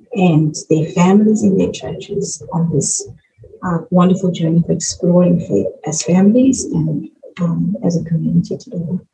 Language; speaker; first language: English; native; English